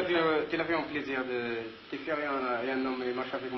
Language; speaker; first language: French; non-native, learner; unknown